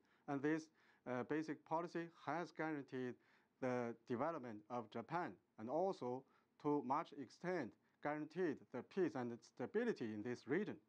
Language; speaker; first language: English; non-native, fluent; Chinese